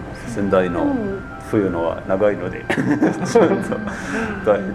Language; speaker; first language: Japanese; non-native, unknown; Arabic